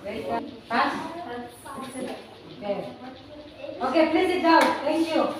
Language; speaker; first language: English; non-native, learner; Indonesian